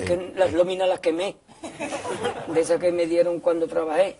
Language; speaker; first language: Spanish; native; Spanish